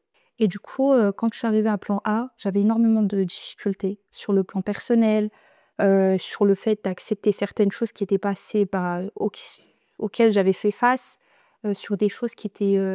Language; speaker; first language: French; native; French